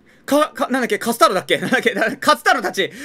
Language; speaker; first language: Japanese; native; Japanese